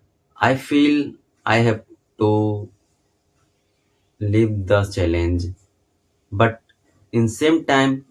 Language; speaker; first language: English; non-native, learner; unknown